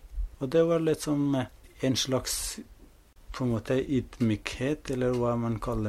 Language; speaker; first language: Norwegian; non-native, fluent; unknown